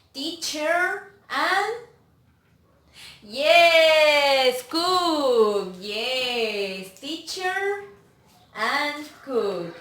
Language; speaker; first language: English; non-native, learner; Spanish